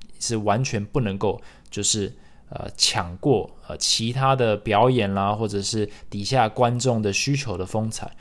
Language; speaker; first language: Chinese; early bilingual, other home language; English